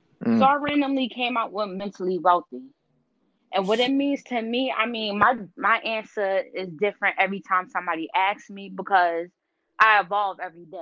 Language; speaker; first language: English; native; English